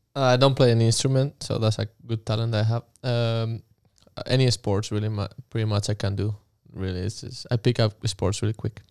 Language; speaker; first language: English; non-native, fluent; Spanish